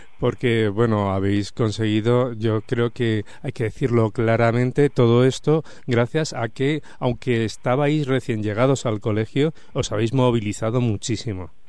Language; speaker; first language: Spanish; native; Spanish